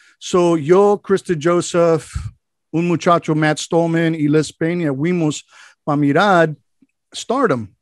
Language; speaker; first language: Spanish; non-native, learner; English